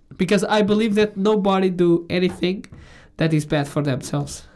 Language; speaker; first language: English; non-native, fluent; Portuguese